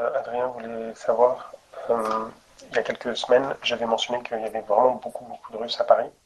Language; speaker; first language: French; native; French